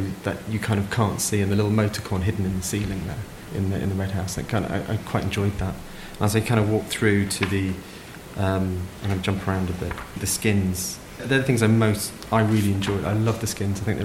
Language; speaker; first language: English; native; English